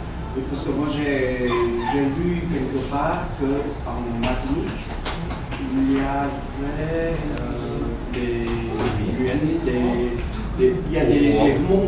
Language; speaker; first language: French; non-native, fluent; Vietnamese